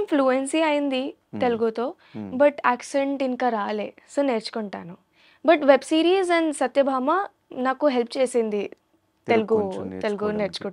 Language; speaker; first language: Telugu; non-native, learner; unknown